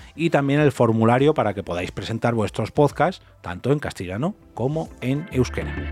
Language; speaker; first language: Spanish; native; Spanish